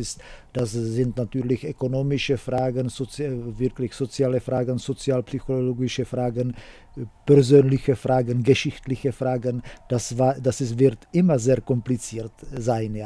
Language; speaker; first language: German; non-native, fluent; Czech